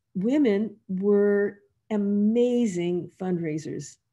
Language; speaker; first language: English; native; English